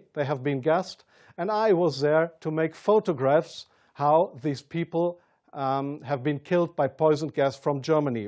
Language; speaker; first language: English; non-native, fluent; German